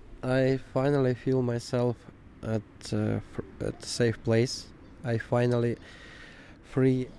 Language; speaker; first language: English; non-native, learner; Ukrainian